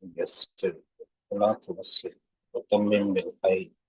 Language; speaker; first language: Arabic; non-native, fluent; Urdu